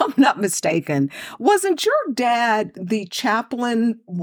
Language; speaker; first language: English; native; English